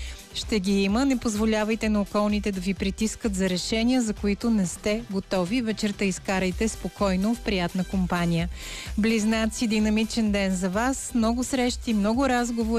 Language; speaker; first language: Bulgarian; native; Bulgarian